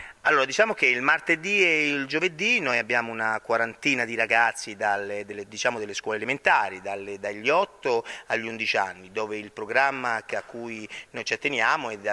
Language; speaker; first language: Italian; native; Italian